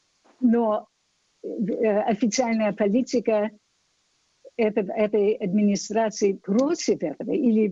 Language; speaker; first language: Russian; non-native, fluent; English